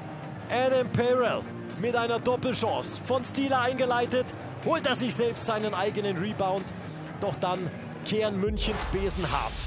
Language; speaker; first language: German; native; German